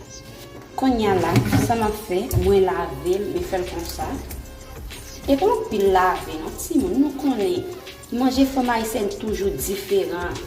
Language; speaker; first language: French; early bilingual, heritage; Haitian Creole